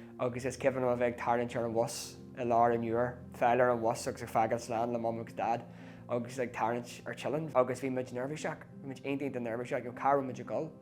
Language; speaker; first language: Irish; non-native, local second language; English